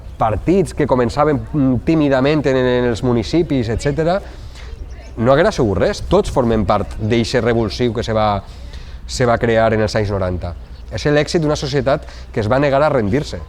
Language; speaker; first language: Catalan; native; Catalan